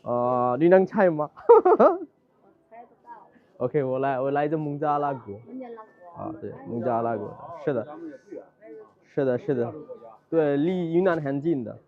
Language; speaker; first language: Chinese; non-native, fluent; Bangla